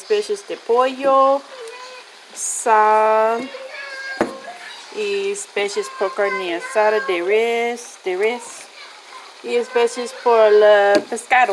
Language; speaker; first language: Spanish; non-native, learner; English